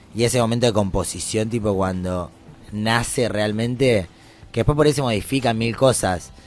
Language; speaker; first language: Spanish; native; Spanish